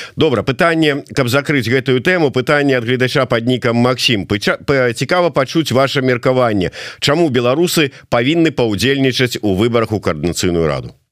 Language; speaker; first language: Belarusian; non-native, local second language; Russian